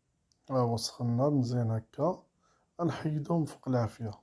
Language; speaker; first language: Arabic; native; Arabic